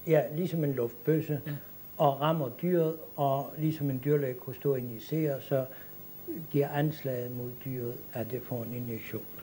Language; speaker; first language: Danish; native; Danish